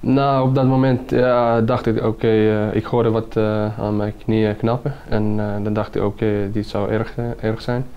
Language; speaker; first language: Dutch; non-native, fluent; Finnish